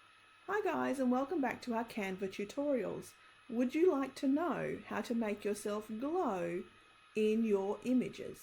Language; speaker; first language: English; native; English